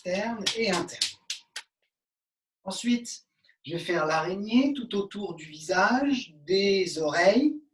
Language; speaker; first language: French; native; French